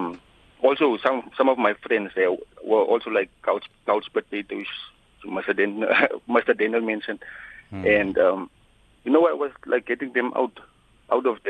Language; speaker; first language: English; non-native, local second language; Afrikaans